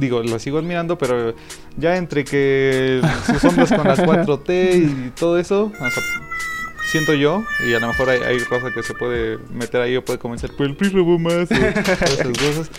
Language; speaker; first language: Spanish; native; Spanish